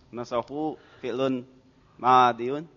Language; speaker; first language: Arabic; non-native, learner; Indonesian